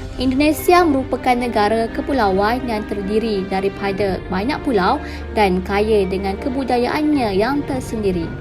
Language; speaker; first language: Malay; native; Malay